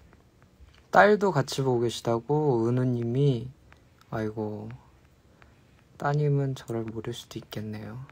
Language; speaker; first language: Korean; native; Korean